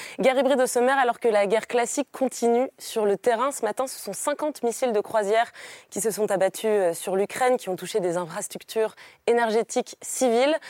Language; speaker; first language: French; native; French